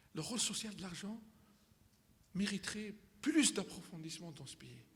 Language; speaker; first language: French; non-native, local second language; Arabic